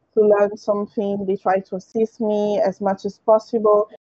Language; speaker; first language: English; early bilingual, other home language; French